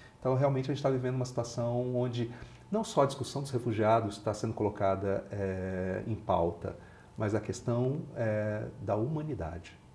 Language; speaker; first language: Portuguese; native; Portuguese